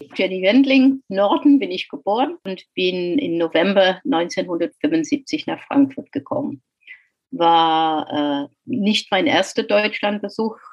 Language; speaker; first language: German; non-native, fluent; English